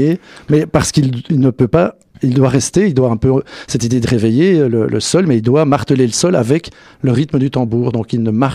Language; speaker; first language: French; native; French